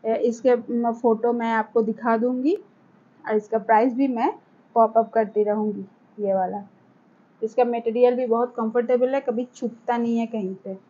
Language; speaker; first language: Hindi; non-native, local second language; Bangla